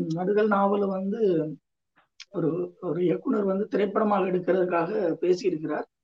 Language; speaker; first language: Tamil; native; Tamil